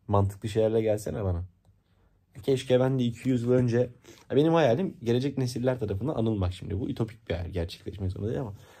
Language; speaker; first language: Turkish; native; Turkish